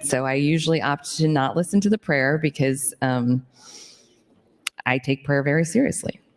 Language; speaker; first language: English; native; English